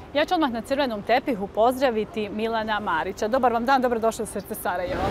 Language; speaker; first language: Serbian; native; Serbian